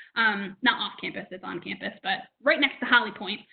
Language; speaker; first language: English; native; English